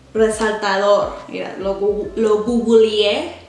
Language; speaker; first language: Spanish; early bilingual, heritage; Spanish